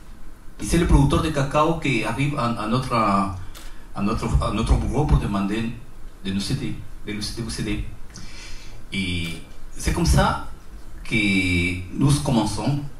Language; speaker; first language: French; non-native, learner; Spanish